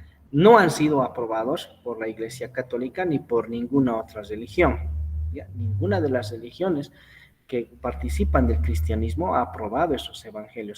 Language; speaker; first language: Spanish; native; Spanish